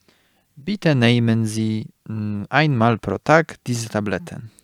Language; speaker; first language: German; non-native, learner; Polish